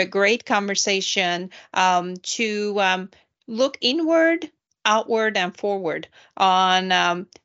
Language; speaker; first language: English; non-native, fluent; Turkish